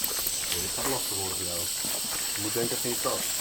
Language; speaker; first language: Spanish; non-native, learner; Dutch